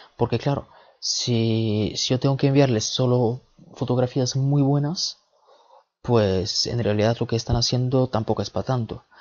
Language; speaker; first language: Spanish; early bilingual, other home language; Bulgarian